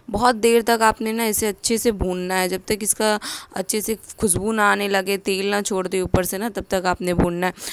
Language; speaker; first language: Hindi; native; Hindi